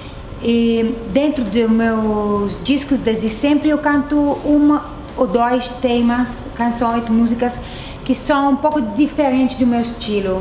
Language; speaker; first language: Portuguese; non-native, fluent; Italian